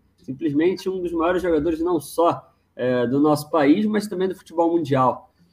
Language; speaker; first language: Portuguese; native; Portuguese